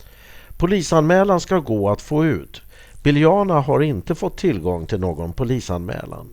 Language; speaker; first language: Swedish; native; Swedish